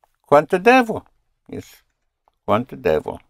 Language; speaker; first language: Italian; non-native, fluent; English